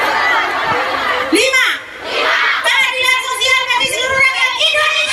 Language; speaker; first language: Indonesian; non-native, local second language; Javanese